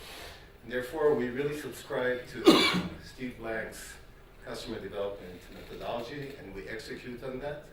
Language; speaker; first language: English; non-native, fluent; Hebrew